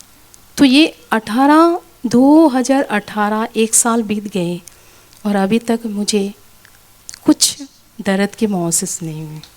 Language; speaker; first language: Hindi; non-native, local second language; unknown